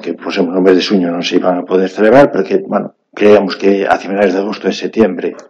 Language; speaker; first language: Spanish; non-native, local second language; Galician